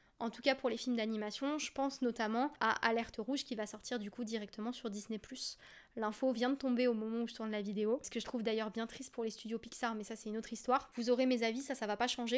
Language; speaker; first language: French; native; French